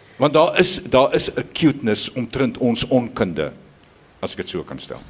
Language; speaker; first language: Afrikaans; native; Afrikaans